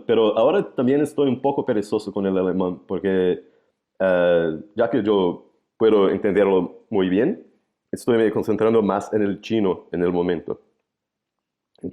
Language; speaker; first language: Spanish; non-native, fluent; Portuguese